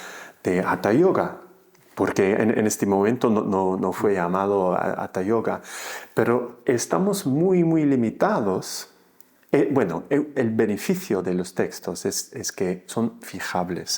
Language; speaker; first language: Spanish; non-native, fluent; English